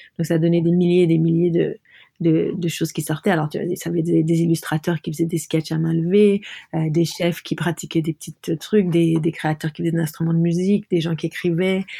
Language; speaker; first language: French; non-native, local second language; Arabic